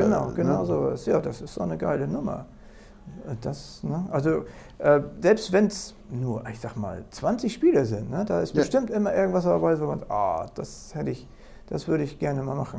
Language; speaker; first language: German; native; German